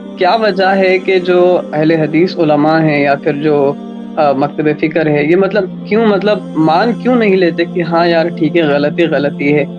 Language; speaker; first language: Urdu; native; Urdu